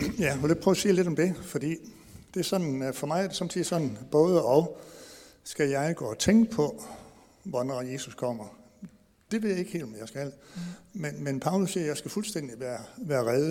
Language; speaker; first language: Danish; native; Danish